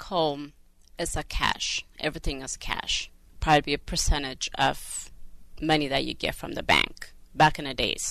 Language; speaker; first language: English; non-native, fluent; Amharic